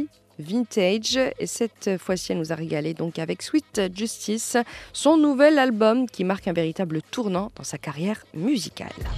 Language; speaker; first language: French; non-native, local second language; Arabic